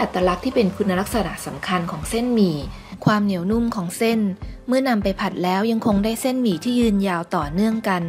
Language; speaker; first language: Thai; native; Thai